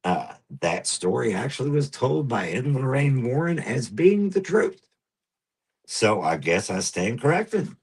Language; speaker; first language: English; native; English